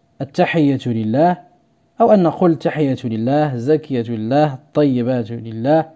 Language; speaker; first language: Arabic; native; Arabic